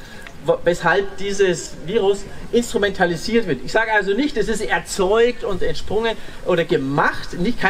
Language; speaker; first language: German; native; German